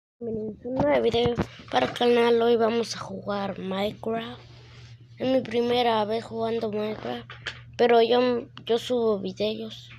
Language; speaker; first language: Spanish; early bilingual, heritage; Spanish